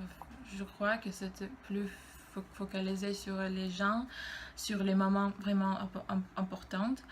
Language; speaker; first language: French; non-native, fluent; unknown